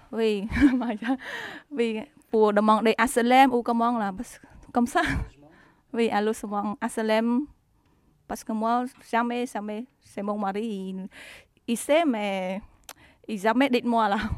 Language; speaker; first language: French; non-native, learner; Vietnamese